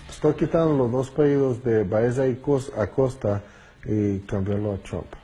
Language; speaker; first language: Spanish; early bilingual, heritage; Spanish